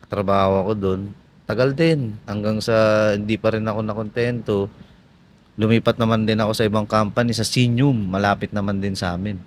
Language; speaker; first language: Filipino; native; Filipino